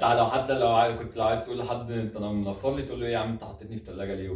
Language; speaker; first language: Arabic; native; Arabic